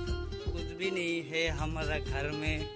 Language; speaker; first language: Hindi; non-native, local second language; Assamese